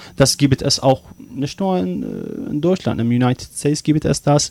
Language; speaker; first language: German; non-native, learner; Arabic